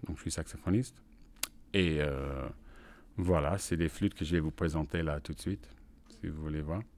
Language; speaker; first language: French; non-native, fluent; English